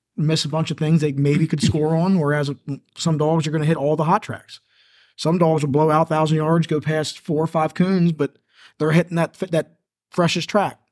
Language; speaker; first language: English; native; English